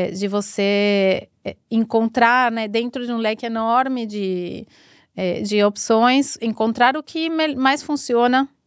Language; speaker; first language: Portuguese; non-native, fluent; Spanish